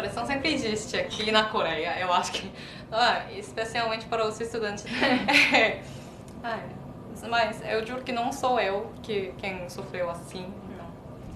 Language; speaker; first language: Portuguese; non-native, fluent; Korean